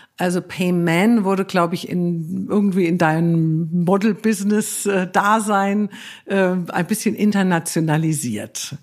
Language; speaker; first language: German; native; German